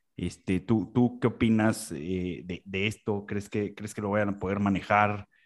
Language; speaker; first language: Spanish; native; Spanish